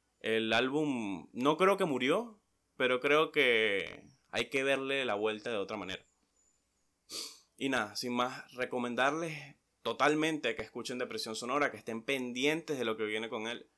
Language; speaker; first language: Spanish; native; Spanish